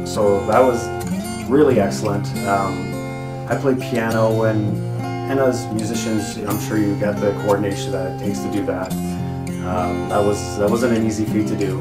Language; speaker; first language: English; native; English